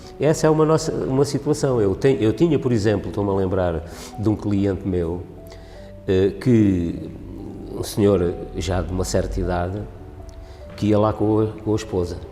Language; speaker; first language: Portuguese; native; Portuguese